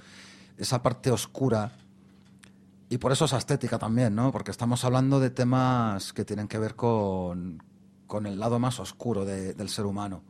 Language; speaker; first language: Spanish; native; Spanish